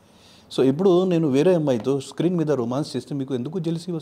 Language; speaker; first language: Telugu; non-native, fluent; Hindi